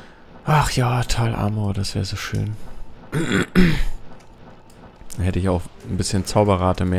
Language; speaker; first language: German; native; German